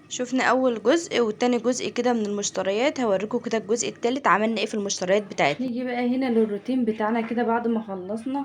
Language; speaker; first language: Arabic; native; Arabic